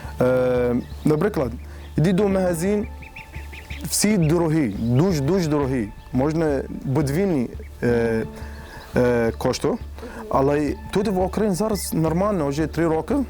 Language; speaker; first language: Ukrainian; non-native, learner; Arabic